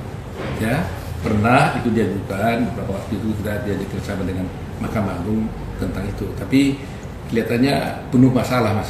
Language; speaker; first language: Indonesian; native; Indonesian